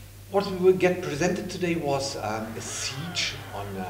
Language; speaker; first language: English; non-native, learner; German